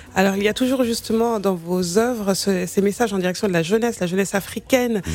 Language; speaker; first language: French; native; French